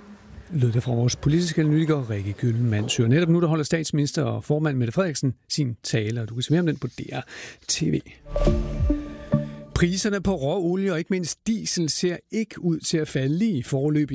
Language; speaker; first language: Danish; native; Danish